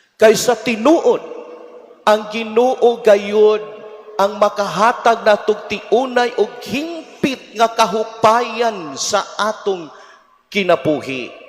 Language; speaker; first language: Cebuano; native; Cebuano